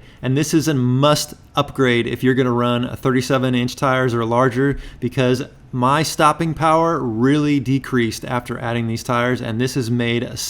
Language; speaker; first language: English; native; English